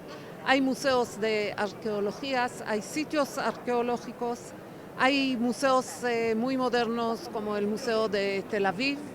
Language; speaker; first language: Spanish; non-native, fluent; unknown